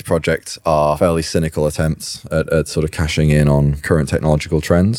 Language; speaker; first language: English; native; English